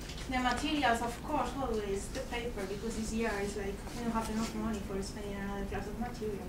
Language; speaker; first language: English; non-native, fluent; Spanish